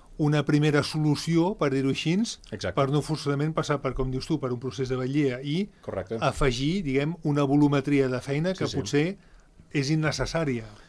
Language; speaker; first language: Catalan; native; Catalan